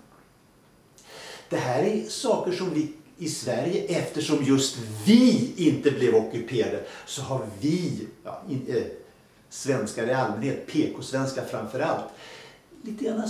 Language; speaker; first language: Swedish; native; Swedish